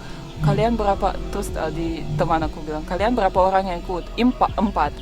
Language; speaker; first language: Indonesian; non-native, fluent; Russian